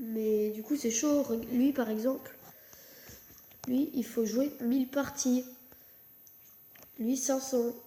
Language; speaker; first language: French; native; French